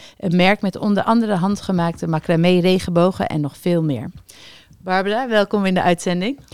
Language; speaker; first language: Dutch; native; Dutch